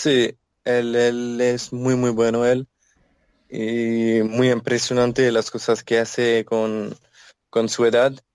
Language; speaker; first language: Portuguese; non-native, learner; French